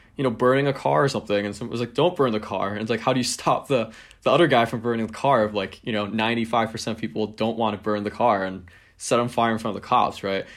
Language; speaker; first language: English; non-native, local second language; Cantonese